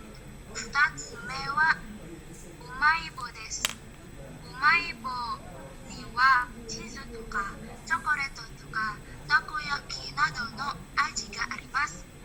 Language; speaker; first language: Japanese; non-native, learner; Indonesian